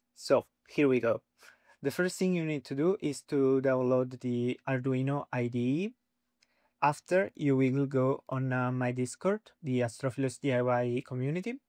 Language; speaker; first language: English; non-native, fluent; Italian